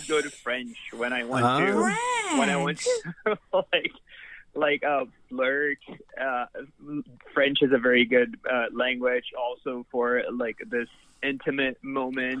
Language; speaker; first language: English; non-native, fluent; Portuguese